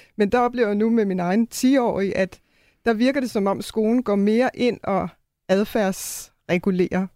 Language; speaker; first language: Danish; native; Danish